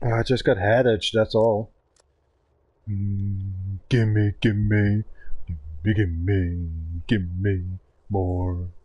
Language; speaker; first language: English; non-native, learner; German